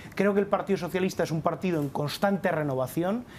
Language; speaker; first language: Spanish; native; Spanish